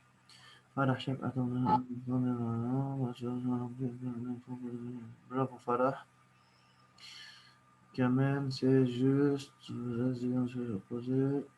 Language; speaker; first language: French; non-native, local second language; Arabic